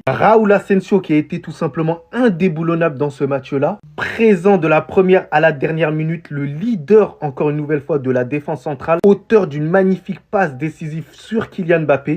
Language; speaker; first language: French; native; French